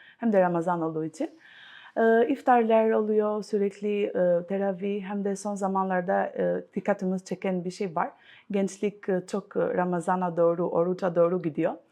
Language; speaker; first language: Turkish; non-native, fluent; Albanian